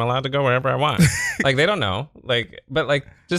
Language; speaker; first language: English; native; English